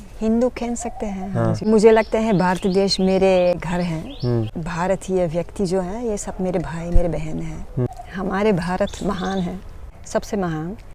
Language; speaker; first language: Hindi; non-native, learner; Dutch